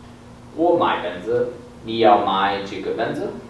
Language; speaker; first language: Chinese; non-native, learner; English